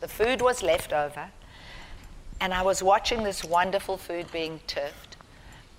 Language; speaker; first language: English; native; English